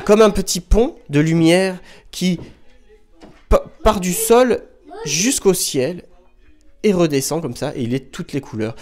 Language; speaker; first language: French; native; French